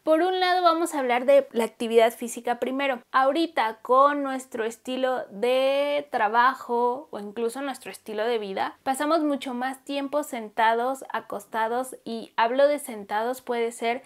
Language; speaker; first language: Spanish; native; Spanish